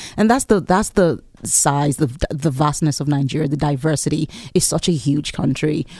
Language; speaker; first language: English; non-native, local second language; Yoruba